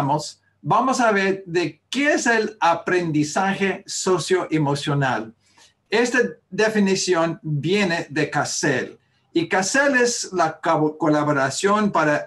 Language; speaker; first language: Spanish; early bilingual, heritage; Spanish